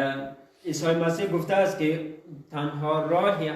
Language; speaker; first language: Persian; early bilingual, heritage; Persian